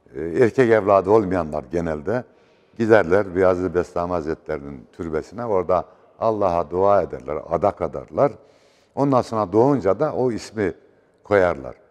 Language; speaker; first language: Turkish; native; Turkish